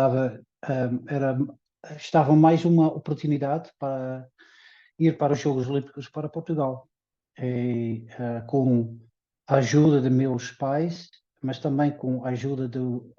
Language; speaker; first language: Portuguese; early bilingual, heritage; Dutch